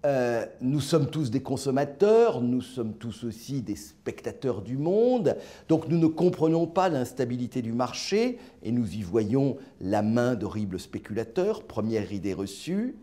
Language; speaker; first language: French; native; French